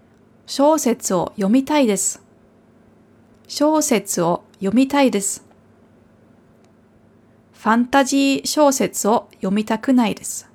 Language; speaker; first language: Japanese; non-native, fluent; German